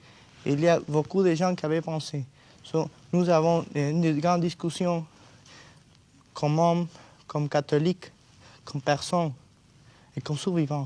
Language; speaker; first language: French; non-native, learner; Spanish